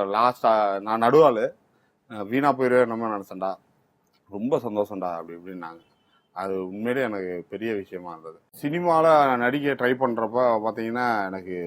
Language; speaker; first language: Tamil; native; Tamil